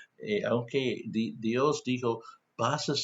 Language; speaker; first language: Spanish; non-native, fluent; English